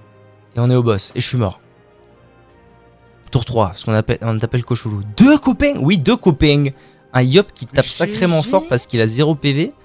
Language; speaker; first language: French; native; French